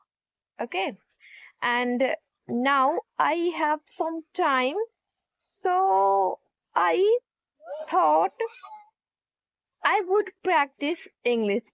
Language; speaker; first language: English; non-native, learner; Hindi